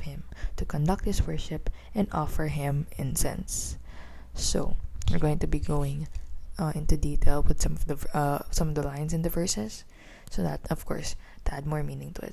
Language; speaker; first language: English; non-native, local second language; Filipino